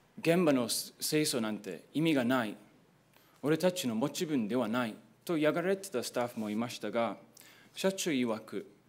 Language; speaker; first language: Japanese; non-native, fluent; English